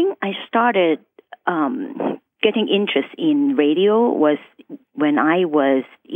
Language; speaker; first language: English; non-native, local second language; Cantonese